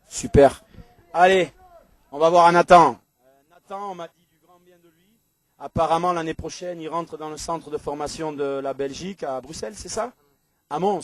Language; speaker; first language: French; native; French